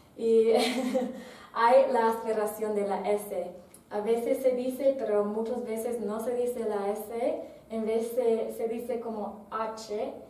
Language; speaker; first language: Spanish; non-native, fluent; English